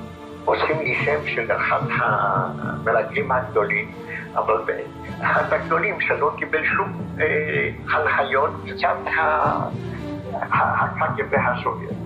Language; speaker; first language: Hebrew; non-native, fluent; Polish